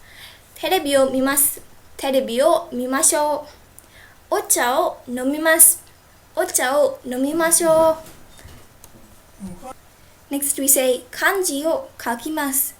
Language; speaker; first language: Japanese; non-native, fluent; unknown